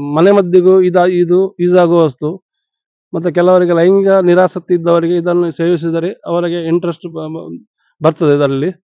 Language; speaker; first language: Kannada; non-native, local second language; Tulu